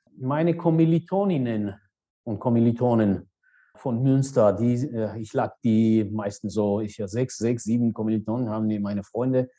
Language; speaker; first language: German; non-native, fluent; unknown